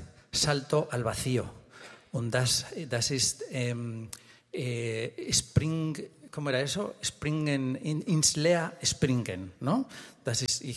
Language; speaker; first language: German; non-native, learner; Spanish